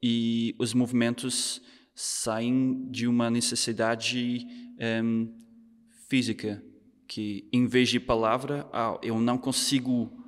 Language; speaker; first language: Portuguese; non-native, fluent; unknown